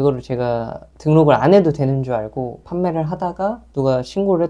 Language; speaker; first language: Korean; native; Korean